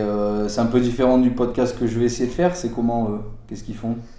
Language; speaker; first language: French; native; French